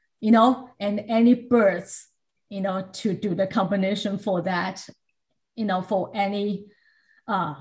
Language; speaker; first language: English; non-native, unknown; Chinese